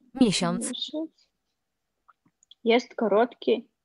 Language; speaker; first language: Polish; non-native, learner; Russian